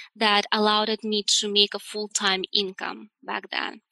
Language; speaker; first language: English; non-native, fluent; Russian